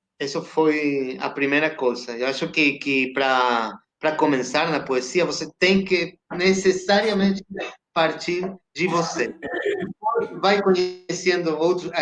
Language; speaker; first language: Portuguese; non-native, fluent; Spanish